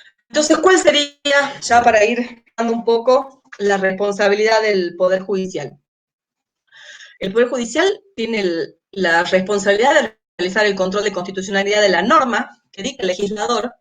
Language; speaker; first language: Spanish; native; Spanish